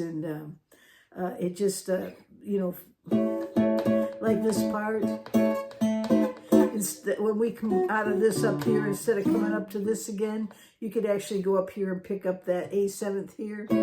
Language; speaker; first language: English; native; English